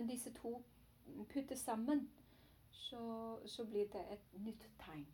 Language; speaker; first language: Norwegian; non-native, learner; Chinese